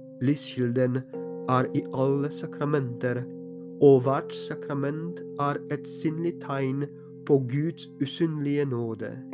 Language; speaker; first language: Norwegian; non-native, fluent; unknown